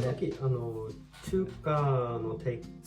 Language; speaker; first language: Japanese; non-native, fluent; Swedish